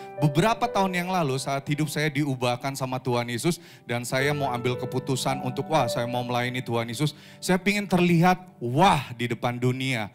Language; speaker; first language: Indonesian; native; Indonesian